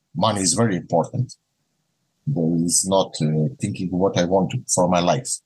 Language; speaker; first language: English; non-native, learner; Croatian